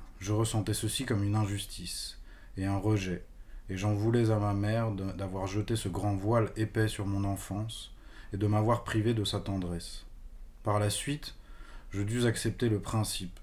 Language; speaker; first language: French; native; French